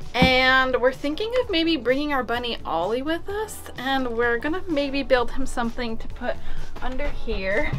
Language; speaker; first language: English; native; English